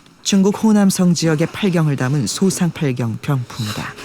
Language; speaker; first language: Korean; native; Korean